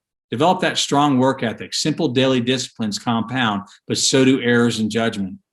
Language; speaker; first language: English; native; English